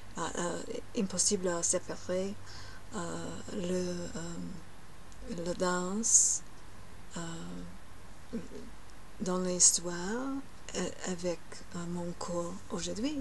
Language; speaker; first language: French; non-native, learner; English